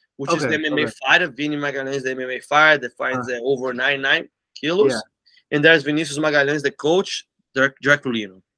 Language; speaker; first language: English; non-native, fluent; Portuguese